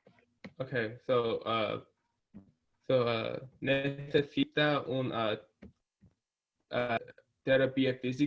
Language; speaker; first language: Spanish; non-native, learner; English